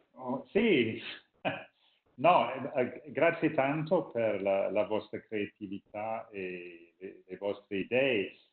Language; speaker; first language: Italian; non-native, fluent; English